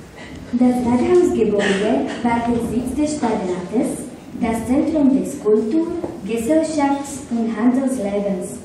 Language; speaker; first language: German; non-native, learner; Slovak